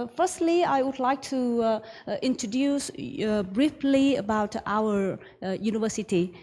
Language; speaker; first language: English; non-native, learner; Vietnamese